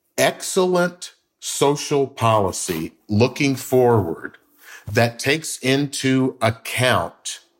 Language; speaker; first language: English; native; English